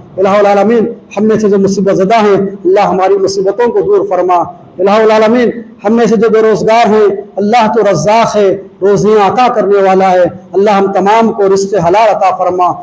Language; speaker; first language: Urdu; native; Urdu